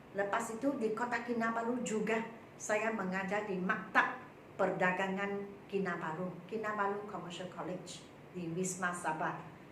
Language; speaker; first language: Malay; non-native, local second language; Chinese